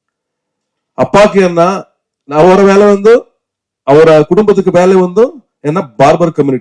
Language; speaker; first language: Tamil; non-native, learner; Kannada